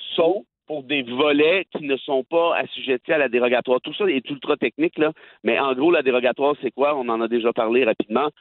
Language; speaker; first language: French; native; French